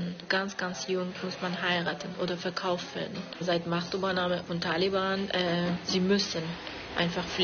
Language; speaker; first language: German; non-native, learner; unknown